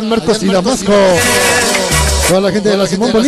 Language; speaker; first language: Spanish; native; Spanish